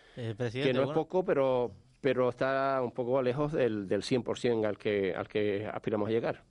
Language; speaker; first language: Spanish; native; Spanish